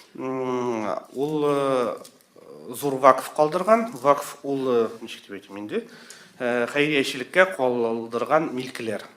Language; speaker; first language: Tatar; native; Tatar